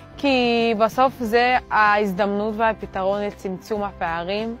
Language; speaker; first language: Hebrew; non-native, local second language; Arabic